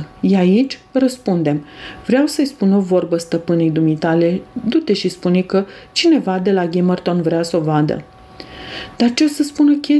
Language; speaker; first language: Romanian; native; Romanian